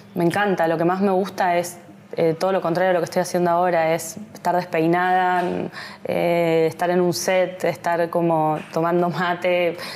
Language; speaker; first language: Spanish; native; Spanish